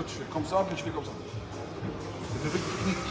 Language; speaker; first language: French; native; French